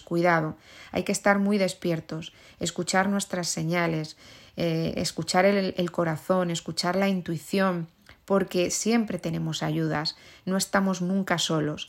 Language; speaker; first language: Spanish; native; Spanish